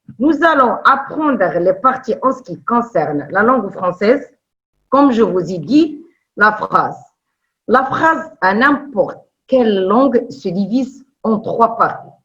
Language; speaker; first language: French; non-native, local second language; Arabic